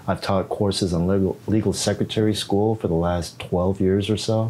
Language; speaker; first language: English; non-native, fluent; Korean